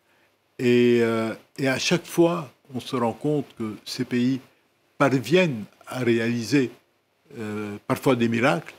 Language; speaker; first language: French; non-native, local second language; Arabic